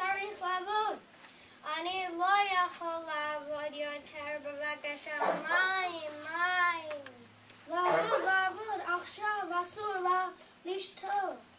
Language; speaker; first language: Hebrew; non-native, learner; English